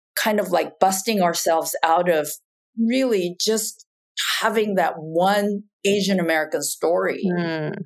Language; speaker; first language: English; non-native, fluent; Japanese